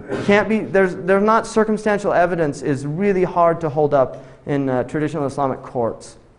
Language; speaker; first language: English; native; English